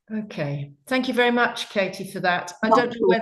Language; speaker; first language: English; native; English